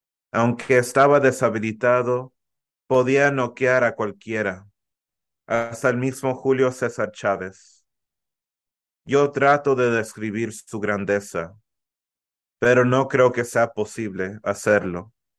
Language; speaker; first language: Spanish; early bilingual, heritage; Spanish